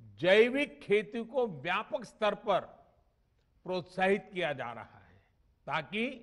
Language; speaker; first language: Hindi; non-native, local second language; Gujarati